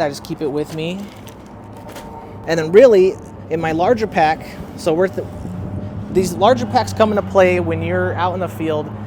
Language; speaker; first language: English; native; English